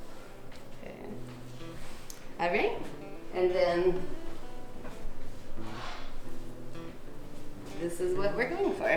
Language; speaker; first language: English; native; English